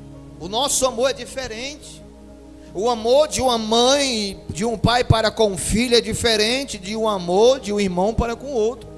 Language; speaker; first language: Portuguese; native; Portuguese